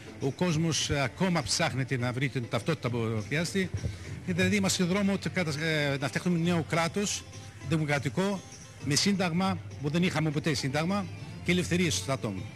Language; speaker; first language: Greek; non-native, fluent; Arabic